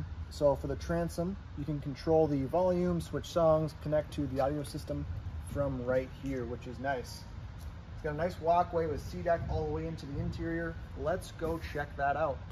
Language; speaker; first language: English; native; English